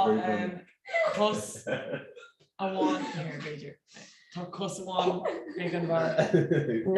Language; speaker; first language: Irish; non-native, local second language; English